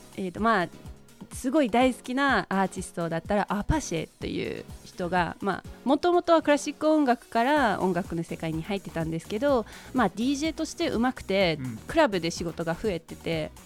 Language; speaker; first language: Japanese; non-native, fluent; English